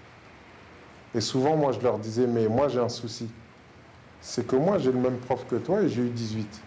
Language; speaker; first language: French; native; French